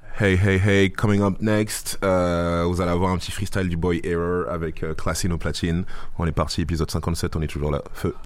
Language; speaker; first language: English; early bilingual, other home language; French